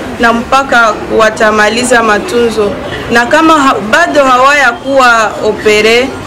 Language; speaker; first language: Swahili; native; Swahili